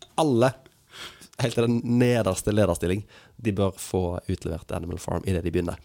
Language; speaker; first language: Norwegian; native; Norwegian